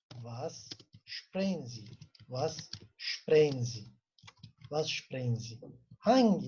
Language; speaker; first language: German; non-native, fluent; Turkish